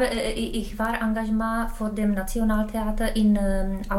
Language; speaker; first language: German; non-native, learner; Czech